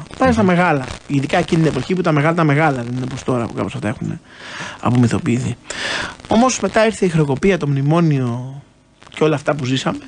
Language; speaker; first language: Greek; native; Greek